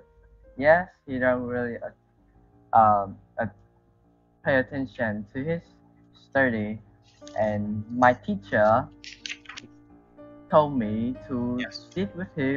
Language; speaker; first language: English; non-native, learner; Vietnamese